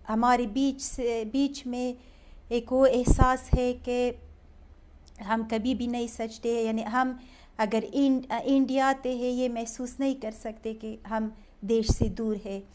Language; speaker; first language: Hindi; non-native, fluent; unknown